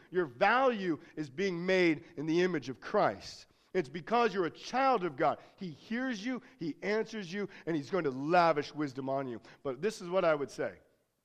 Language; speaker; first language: English; native; English